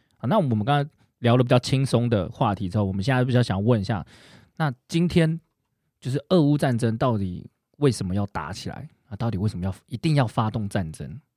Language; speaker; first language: Chinese; native; Chinese